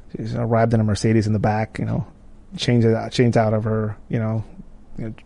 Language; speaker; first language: English; non-native, fluent; Spanish